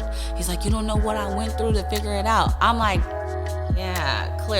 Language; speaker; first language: English; native; English